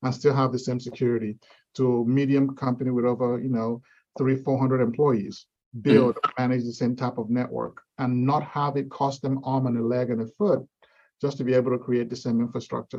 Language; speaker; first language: English; non-native, local second language; Igbo